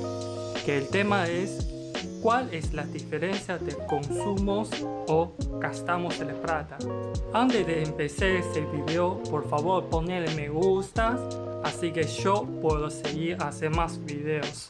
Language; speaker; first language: Spanish; non-native, learner; Chinese